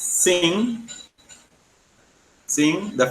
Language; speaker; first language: English; non-native, learner; Spanish